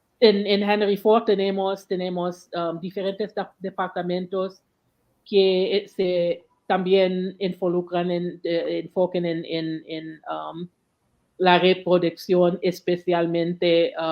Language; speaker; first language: Spanish; non-native, learner; English